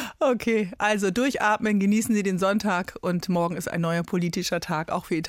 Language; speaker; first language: German; native; German